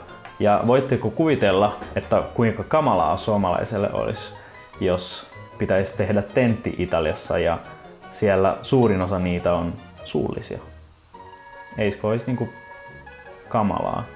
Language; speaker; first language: Finnish; non-native, fluent; Italian